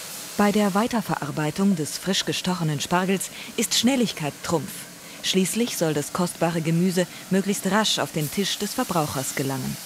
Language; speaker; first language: German; native; German